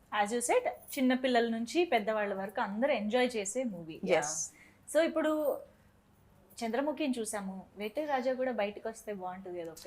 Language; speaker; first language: Telugu; native; Telugu